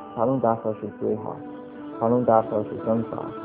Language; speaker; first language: Chinese; non-native, learner; English